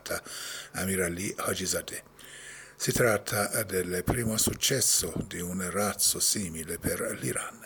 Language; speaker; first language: Italian; non-native, fluent; Persian